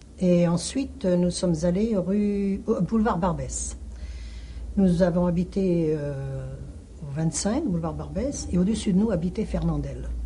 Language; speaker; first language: French; early bilingual, other home language; Hungarian